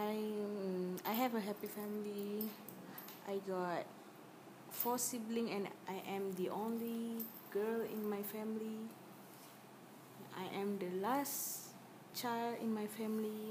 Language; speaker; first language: English; non-native, learner; Malay